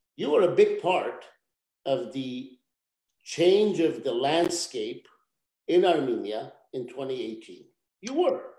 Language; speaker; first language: English; native; English